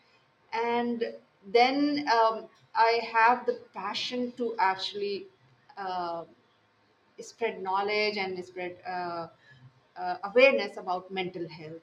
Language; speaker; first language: English; non-native, local second language; Urdu